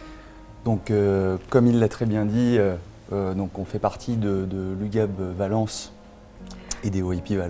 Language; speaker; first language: French; native; French